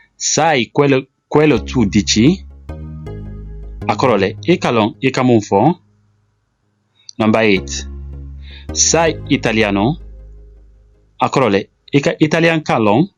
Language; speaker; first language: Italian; non-native, local second language; Mandingo